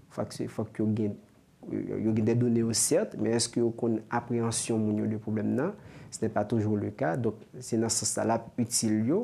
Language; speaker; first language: French; non-native, local second language; Haitian Creole